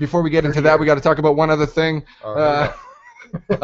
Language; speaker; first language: English; native; English